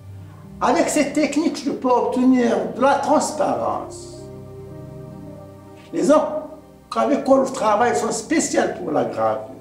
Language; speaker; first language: French; non-native, local second language; Arabic